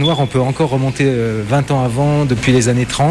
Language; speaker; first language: French; native; French